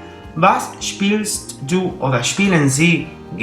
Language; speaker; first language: German; non-native, fluent; Spanish